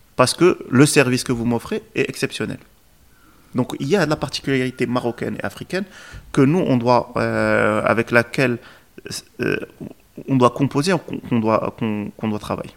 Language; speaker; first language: French; non-native, local second language; Arabic